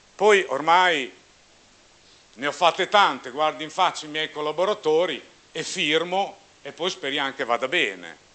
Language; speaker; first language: Italian; native; Italian